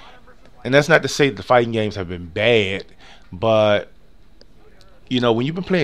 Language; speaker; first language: English; native; English